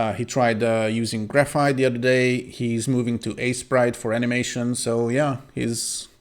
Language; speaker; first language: English; non-native, fluent; Hungarian